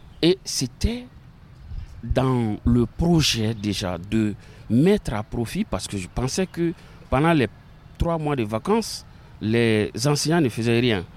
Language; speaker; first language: French; non-native, local second language; Bambara